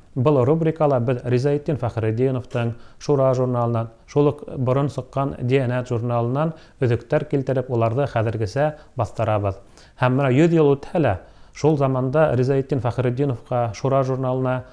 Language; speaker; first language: Tatar; non-native, local second language; Bashkir